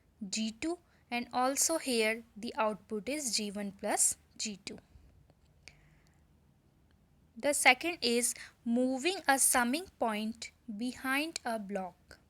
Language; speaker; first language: English; non-native, local second language; Hindi